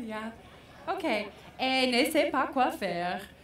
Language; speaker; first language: French; non-native, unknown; English